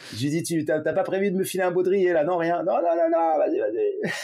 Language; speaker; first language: French; native; French